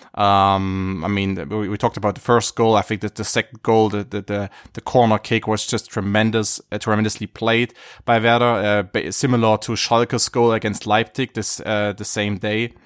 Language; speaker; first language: English; non-native, fluent; German